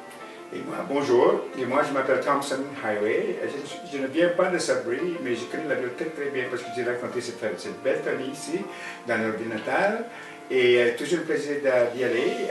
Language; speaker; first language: French; non-native, fluent; Cree